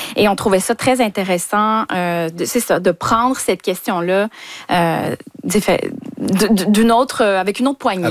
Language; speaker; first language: French; native; French